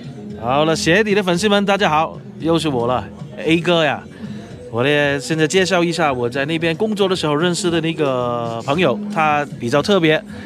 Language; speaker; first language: Chinese; early bilingual, heritage; Chinese